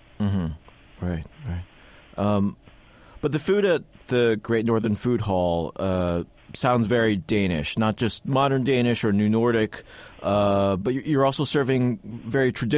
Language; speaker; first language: English; native; English